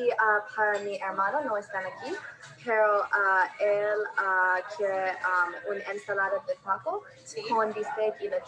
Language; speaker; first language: Spanish; non-native, learner; English